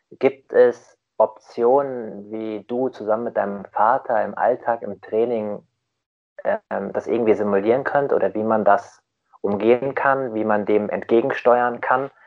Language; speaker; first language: German; native; German